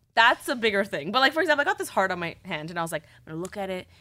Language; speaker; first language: English; native; English